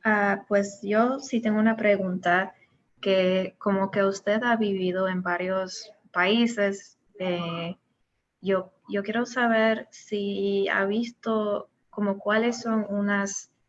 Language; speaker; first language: Spanish; non-native, learner; English